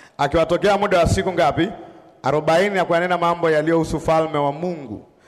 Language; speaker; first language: Swahili; native; Swahili